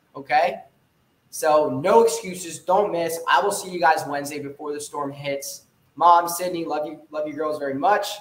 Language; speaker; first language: English; native; English